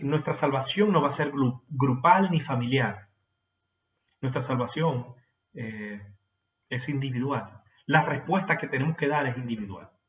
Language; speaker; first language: Spanish; native; Spanish